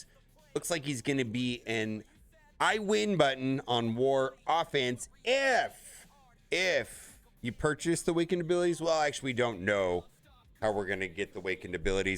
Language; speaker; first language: English; native; English